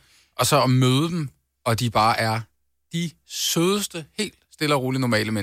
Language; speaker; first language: Danish; native; Danish